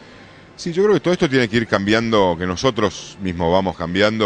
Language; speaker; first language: Spanish; native; Spanish